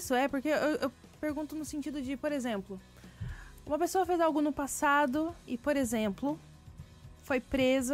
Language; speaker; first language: Portuguese; native; Portuguese